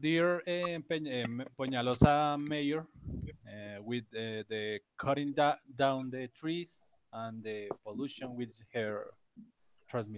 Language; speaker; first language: English; non-native, learner; Spanish